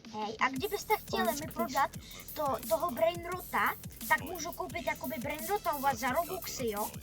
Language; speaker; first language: Czech; early bilingual, other home language; Russian